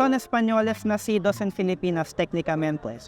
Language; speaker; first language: Spanish; non-native, fluent; Filipino